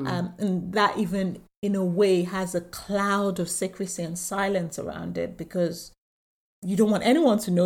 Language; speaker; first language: English; non-native, local second language; Yoruba